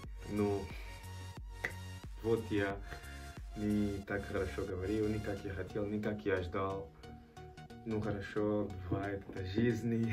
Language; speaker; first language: Russian; non-native, learner; Portuguese